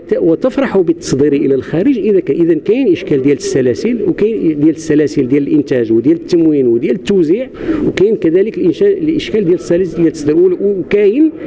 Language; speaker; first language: Arabic; native; Arabic